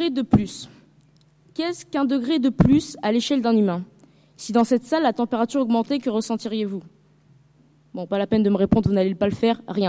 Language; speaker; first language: French; early bilingual, heritage; French